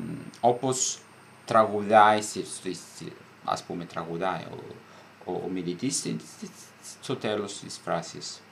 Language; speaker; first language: Greek; non-native, fluent; Italian